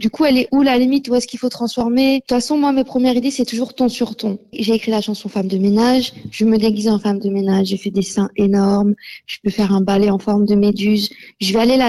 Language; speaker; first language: French; native; French